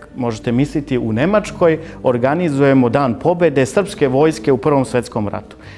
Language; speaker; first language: Bosnian; early bilingual, heritage; Bosnian